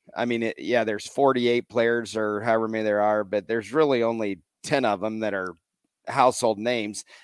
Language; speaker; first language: English; native; English